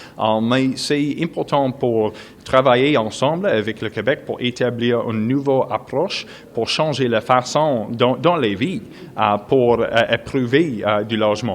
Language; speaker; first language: French; non-native, local second language; English